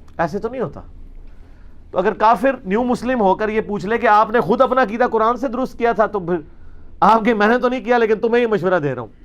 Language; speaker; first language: Urdu; non-native, local second language; Punjabi